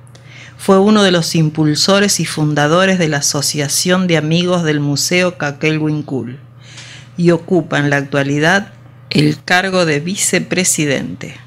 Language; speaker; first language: Spanish; native; Spanish